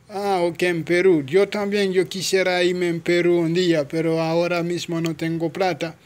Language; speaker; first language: Spanish; non-native, learner; Haitian Creole